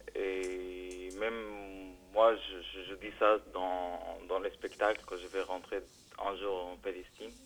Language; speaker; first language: French; non-native, learner; Arabic